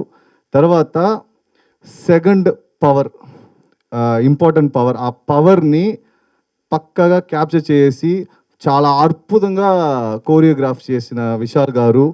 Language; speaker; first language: Telugu; non-native, learner; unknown